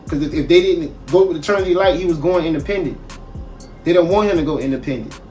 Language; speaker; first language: English; native; English